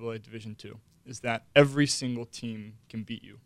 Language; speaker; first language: English; native; English